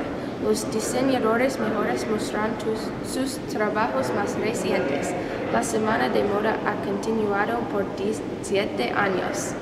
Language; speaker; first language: Spanish; non-native, learner; English